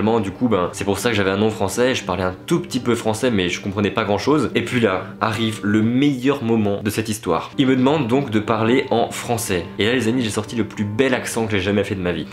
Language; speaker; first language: French; native; French